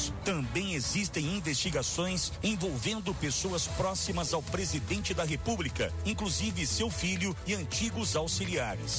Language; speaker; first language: Portuguese; native; Portuguese